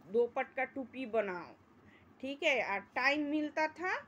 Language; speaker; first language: Hindi; non-native, local second language; Bangla